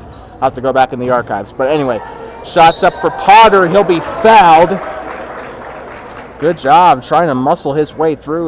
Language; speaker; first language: English; native; English